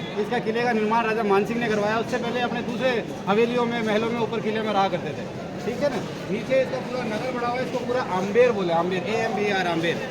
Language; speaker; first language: Hindi; native; Hindi